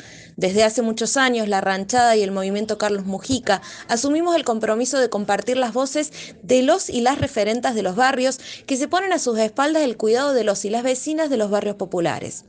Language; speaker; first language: Spanish; native; Spanish